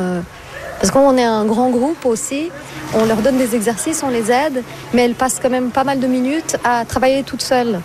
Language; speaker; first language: French; non-native, fluent; Portuguese